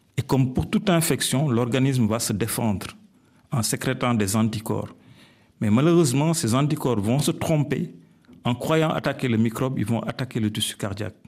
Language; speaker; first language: French; non-native, local second language; Wolof